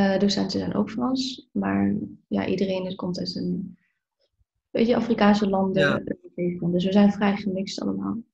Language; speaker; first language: Dutch; early bilingual, other home language; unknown